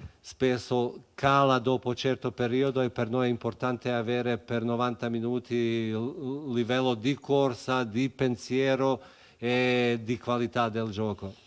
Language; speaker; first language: Italian; non-native, fluent; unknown